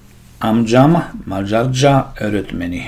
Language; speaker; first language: Turkish; non-native, learner; Slovak